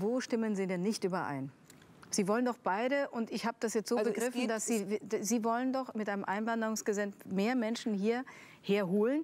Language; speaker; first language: German; native; German